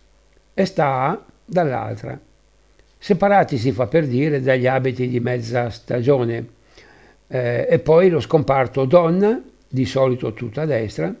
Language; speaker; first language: Italian; native; Italian